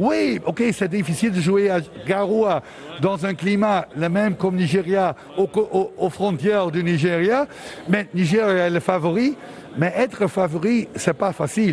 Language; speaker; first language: French; non-native, local second language; Dutch